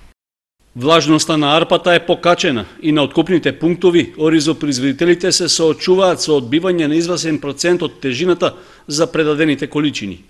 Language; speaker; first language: Macedonian; native; Macedonian